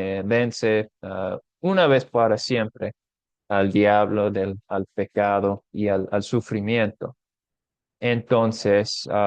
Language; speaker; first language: Spanish; non-native, fluent; English